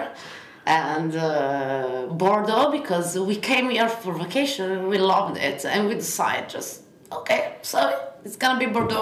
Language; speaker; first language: English; non-native, fluent; Italian